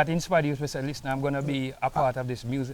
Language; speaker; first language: English; native; English